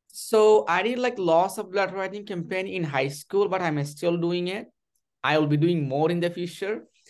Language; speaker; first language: English; non-native, learner; Rohingya